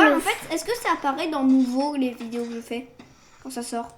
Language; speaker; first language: French; native; French